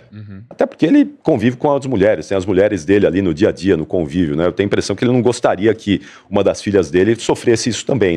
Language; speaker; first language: Portuguese; native; Portuguese